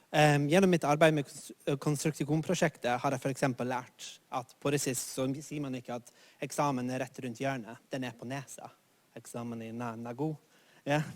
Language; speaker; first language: Norwegian; non-native, fluent; English